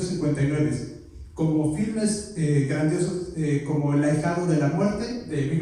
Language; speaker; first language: Spanish; native; Spanish